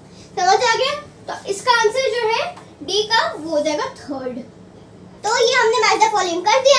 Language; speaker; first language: Hindi; native; Hindi